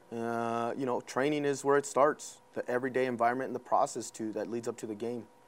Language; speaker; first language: English; early bilingual, other home language; Spanish